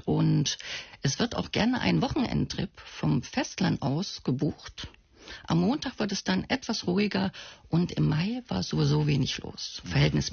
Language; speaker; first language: German; native; German